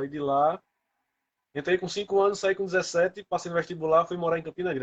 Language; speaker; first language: Portuguese; native; Portuguese